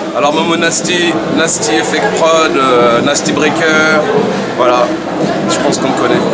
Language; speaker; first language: French; early bilingual, other home language; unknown